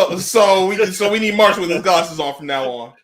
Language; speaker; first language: English; native; English